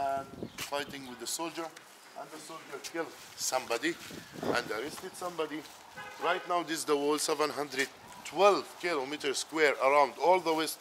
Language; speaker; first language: English; non-native, learner; Arabic